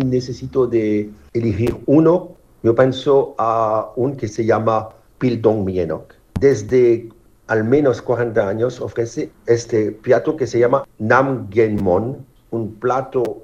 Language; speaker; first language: Spanish; non-native, fluent; French